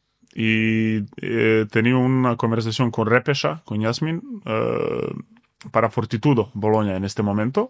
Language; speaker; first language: Spanish; non-native, fluent; Bosnian